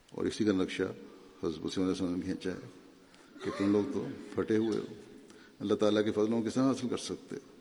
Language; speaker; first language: Urdu; native; Urdu